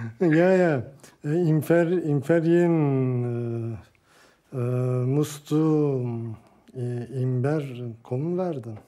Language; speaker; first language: German; non-native, learner; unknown